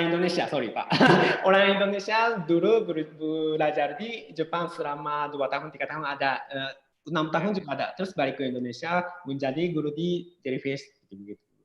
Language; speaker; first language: Indonesian; non-native, fluent; Japanese